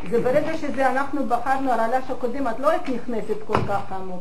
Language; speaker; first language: Hebrew; non-native, fluent; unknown